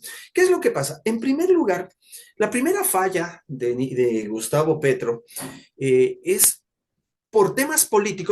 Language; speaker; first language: Spanish; native; Spanish